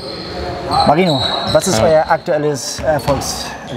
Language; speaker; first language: German; native; German